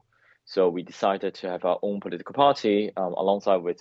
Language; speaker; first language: English; non-native, local second language; Cantonese